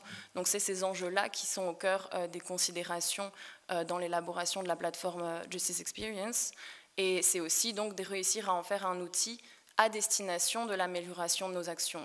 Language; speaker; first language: French; native; French